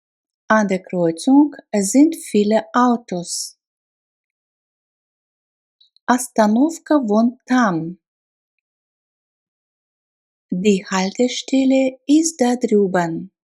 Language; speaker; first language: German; non-native, fluent; Russian